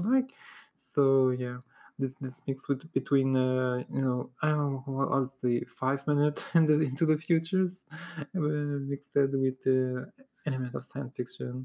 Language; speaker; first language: English; non-native, fluent; French